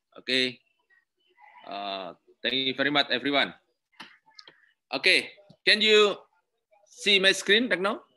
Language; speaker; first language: English; non-native, learner; Indonesian